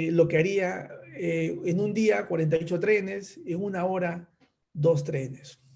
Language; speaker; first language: Spanish; native; Spanish